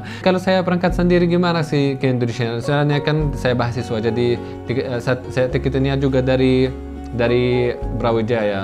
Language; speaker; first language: Indonesian; non-native, fluent; Arabic